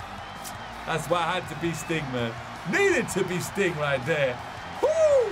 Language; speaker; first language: English; native; English